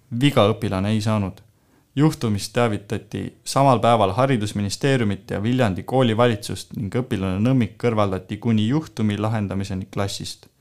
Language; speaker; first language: Estonian; native; Estonian